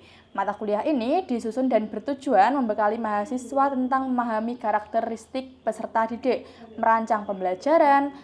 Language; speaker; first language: Indonesian; native; Indonesian